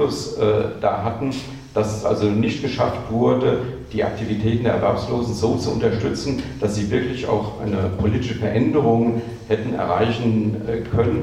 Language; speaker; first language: German; native; German